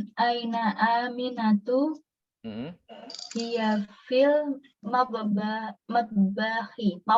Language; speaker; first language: Arabic; non-native, learner; Indonesian